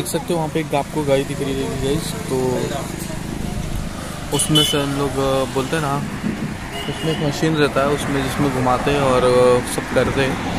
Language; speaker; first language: Hindi; native; Hindi